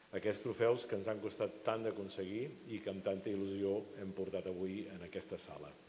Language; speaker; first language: Catalan; native; Catalan